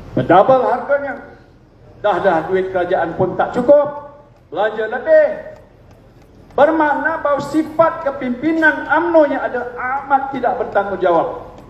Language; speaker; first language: Malay; native; Malay